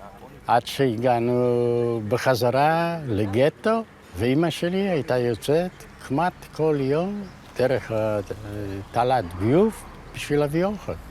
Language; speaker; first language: Hebrew; non-native, fluent; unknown